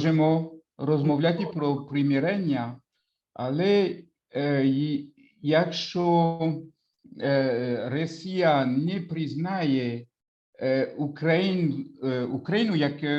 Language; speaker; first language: Ukrainian; non-native, fluent; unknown